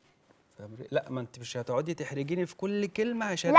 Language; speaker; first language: Arabic; native; Arabic